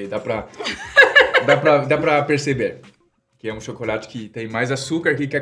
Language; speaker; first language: Portuguese; non-native, fluent; French